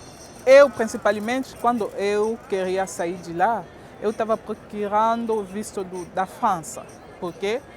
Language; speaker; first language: Portuguese; non-native, fluent; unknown